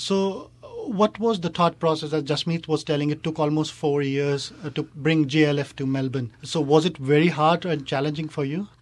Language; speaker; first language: English; non-native, local second language; Hindi